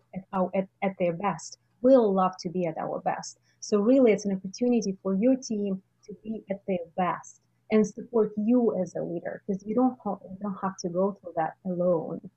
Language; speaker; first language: English; non-native, fluent; Russian